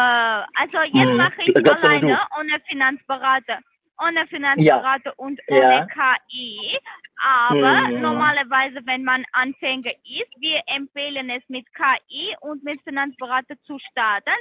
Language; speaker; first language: German; non-native, learner; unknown